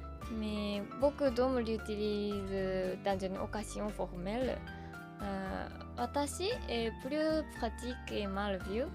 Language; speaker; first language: French; non-native, learner; Japanese